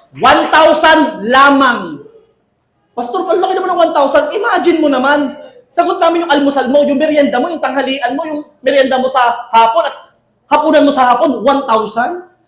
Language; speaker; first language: Filipino; native; Filipino